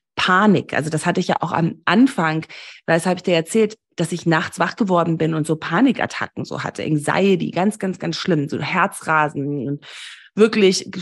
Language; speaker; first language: German; early bilingual, heritage; German